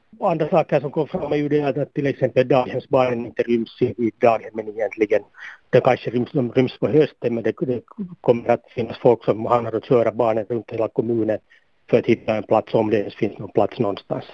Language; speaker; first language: Swedish; native; Swedish